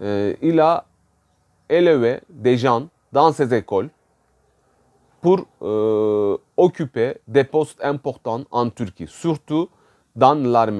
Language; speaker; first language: French; non-native, fluent; Turkish